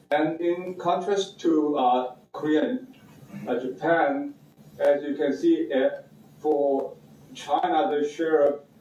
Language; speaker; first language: English; non-native, fluent; Korean